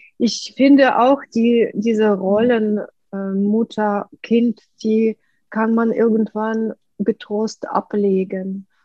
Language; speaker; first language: German; non-native, fluent; Russian